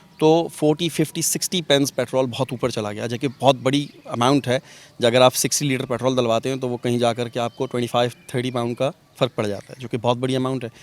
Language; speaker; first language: Urdu; non-native, local second language; Punjabi